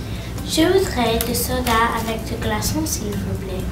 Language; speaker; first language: French; non-native, learner; English